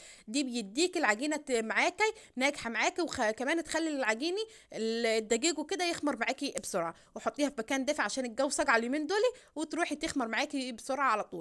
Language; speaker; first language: Arabic; native; Arabic